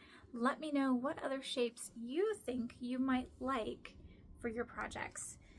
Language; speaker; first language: English; native; English